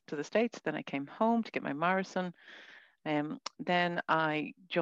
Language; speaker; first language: English; native; English